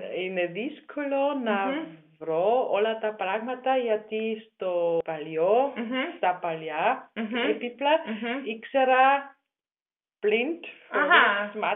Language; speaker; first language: Greek; non-native, learner; German